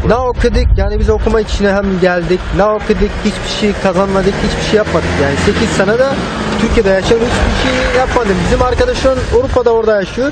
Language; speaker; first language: Turkish; non-native, learner; Arabic